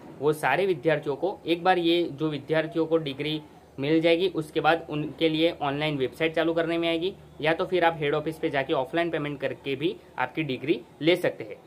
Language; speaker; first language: Hindi; non-native, local second language; Gujarati